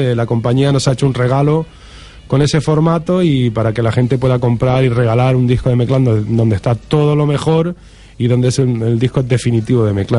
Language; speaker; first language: Spanish; native; Spanish